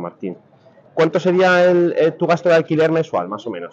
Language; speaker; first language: Spanish; native; Spanish